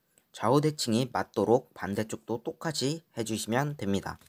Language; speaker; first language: Korean; native; Korean